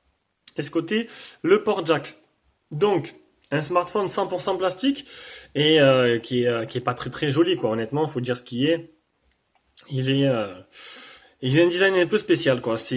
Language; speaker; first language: French; native; French